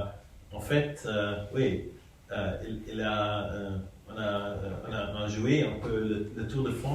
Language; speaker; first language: French; non-native, fluent; German